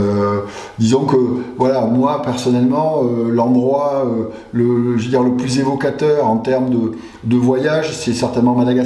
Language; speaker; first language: French; native; French